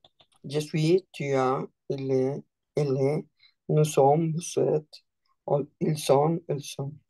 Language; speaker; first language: French; non-native, learner; Spanish